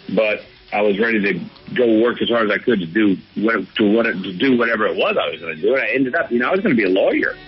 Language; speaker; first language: English; native; English